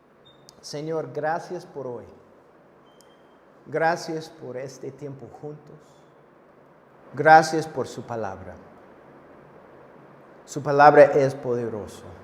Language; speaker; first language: Spanish; non-native, fluent; English